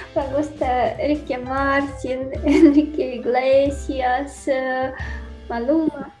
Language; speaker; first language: Spanish; non-native, fluent; Ukrainian